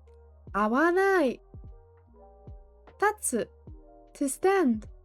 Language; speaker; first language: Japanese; non-native, fluent; English